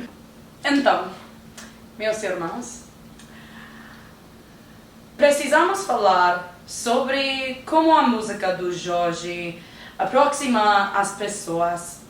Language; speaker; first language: Portuguese; non-native, learner; English